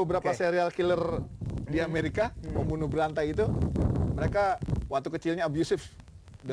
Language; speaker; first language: Indonesian; native; Indonesian